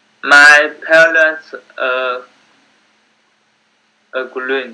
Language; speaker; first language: English; non-native, learner; Chinese